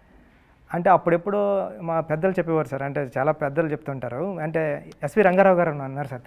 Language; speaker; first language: Telugu; native; Telugu